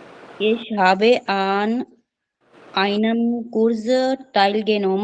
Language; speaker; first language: German; non-native, learner; Hindi